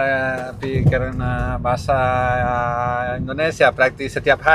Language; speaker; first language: Indonesian; non-native, learner; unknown